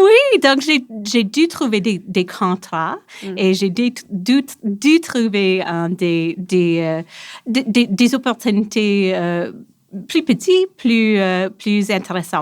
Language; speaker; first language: French; non-native, local second language; English